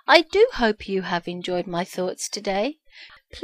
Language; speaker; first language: English; native; English